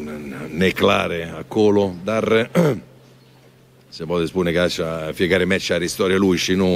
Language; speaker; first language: Romanian; non-native, fluent; Italian